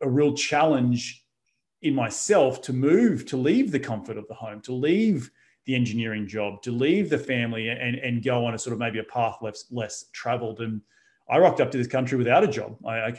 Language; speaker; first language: English; native; English